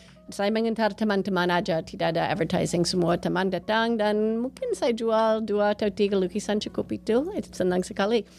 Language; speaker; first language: Indonesian; non-native, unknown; English